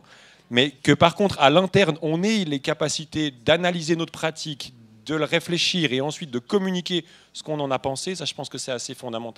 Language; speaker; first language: French; native; French